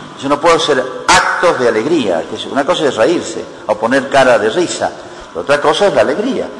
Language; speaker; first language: Spanish; native; Spanish